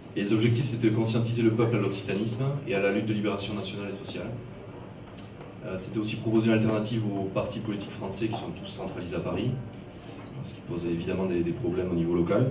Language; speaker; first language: French; native; French